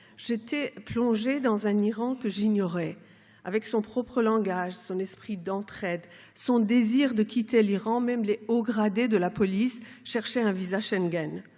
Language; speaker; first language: French; non-native, fluent; Persian